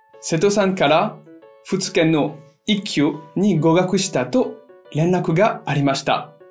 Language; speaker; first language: Japanese; non-native, fluent; French